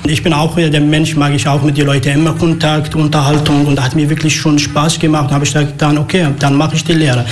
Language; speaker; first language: German; non-native, learner; Arabic